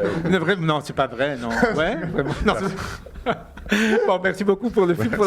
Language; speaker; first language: French; non-native, fluent; Italian